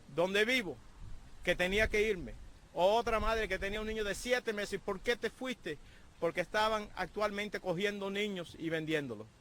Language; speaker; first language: Spanish; early bilingual, heritage; Spanish